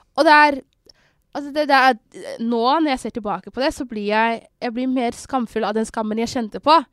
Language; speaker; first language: Norwegian; early bilingual, other home language; Somali